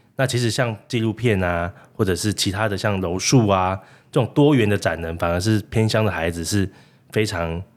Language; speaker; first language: Chinese; native; Chinese